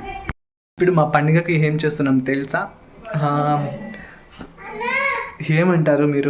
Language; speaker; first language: Telugu; non-native, local second language; Kannada